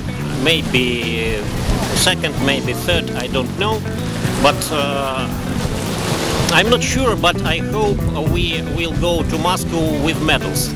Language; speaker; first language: English; non-native, fluent; Russian